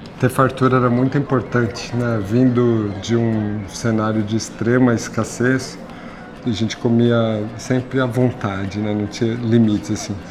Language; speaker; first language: Portuguese; native; Portuguese